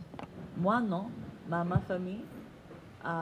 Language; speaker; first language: French; non-native, fluent; Italian